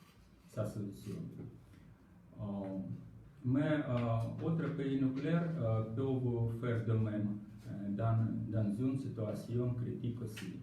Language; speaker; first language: French; non-native, learner; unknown